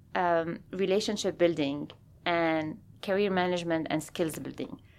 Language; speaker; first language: English; non-native, fluent; Arabic